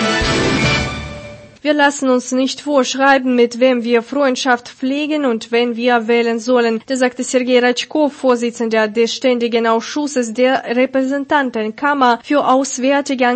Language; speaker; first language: German; non-native, fluent; Russian